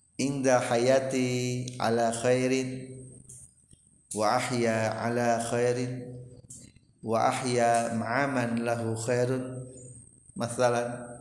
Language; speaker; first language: Arabic; non-native, fluent; Indonesian